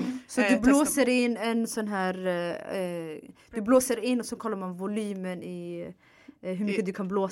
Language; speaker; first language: Swedish; non-native, fluent; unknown